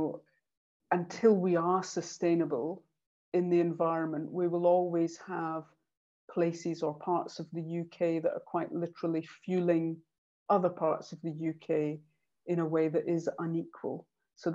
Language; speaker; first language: English; native; English